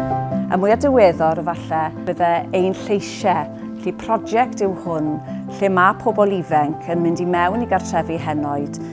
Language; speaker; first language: Welsh; native; Welsh